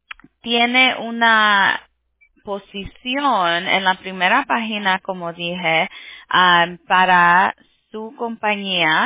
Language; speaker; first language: Spanish; early bilingual, heritage; Spanish